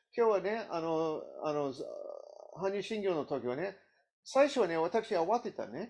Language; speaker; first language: Japanese; non-native, learner; English